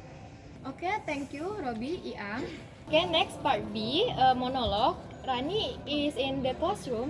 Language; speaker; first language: English; non-native, learner; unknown